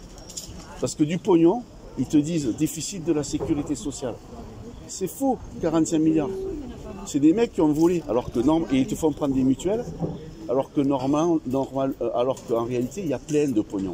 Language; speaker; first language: French; native; French